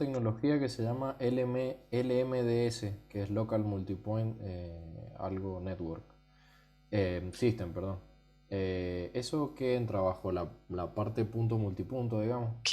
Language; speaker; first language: Spanish; native; Spanish